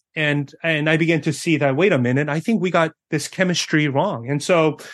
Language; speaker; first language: English; early bilingual, other home language; Korean